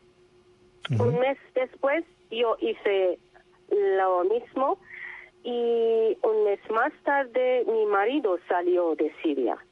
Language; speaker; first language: Spanish; non-native, learner; Arabic